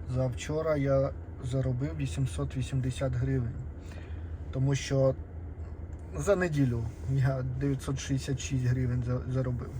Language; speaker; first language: Ukrainian; non-native, local second language; Russian